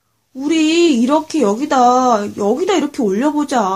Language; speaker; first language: Korean; native; Korean